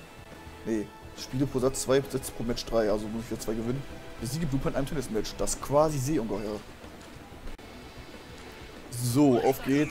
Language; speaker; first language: German; native; German